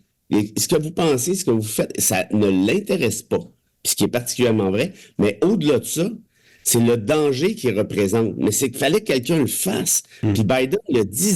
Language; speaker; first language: French; native; French